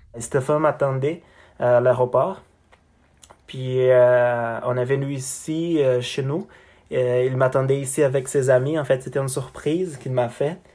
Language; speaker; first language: French; non-native, fluent; Portuguese